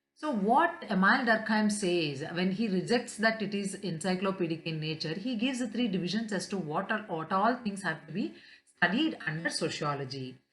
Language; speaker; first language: English; non-native, local second language; Kannada